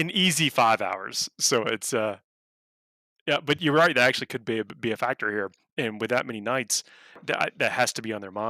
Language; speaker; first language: English; native; English